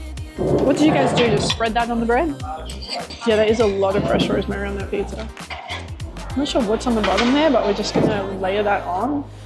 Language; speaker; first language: English; native; English